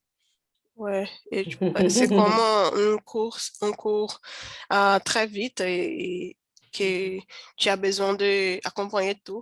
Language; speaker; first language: French; non-native, learner; Portuguese